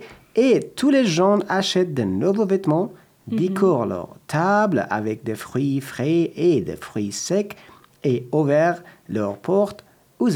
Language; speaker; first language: French; non-native, learner; Persian